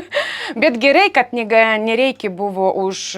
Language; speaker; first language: Lithuanian; non-native, learner; Ukrainian